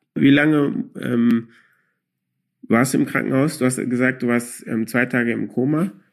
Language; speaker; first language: German; early bilingual, other home language; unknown